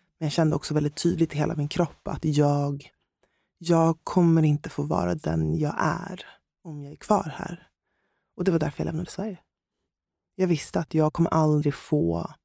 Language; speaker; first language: Swedish; native; Swedish